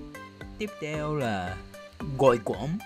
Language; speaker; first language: Vietnamese; non-native, learner; Japanese